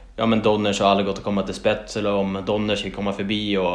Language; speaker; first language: Swedish; native; Swedish